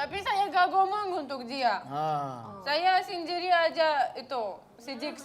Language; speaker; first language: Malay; non-native, learner; Russian